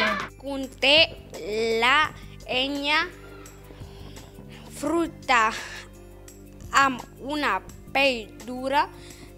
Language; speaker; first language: Catalan; non-native, local second language; Spanish